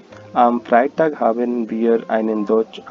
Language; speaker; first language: German; non-native, fluent; Hindi